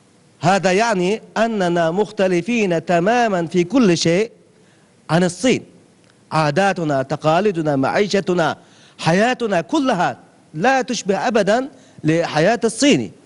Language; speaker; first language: Arabic; non-native, fluent; Uyghur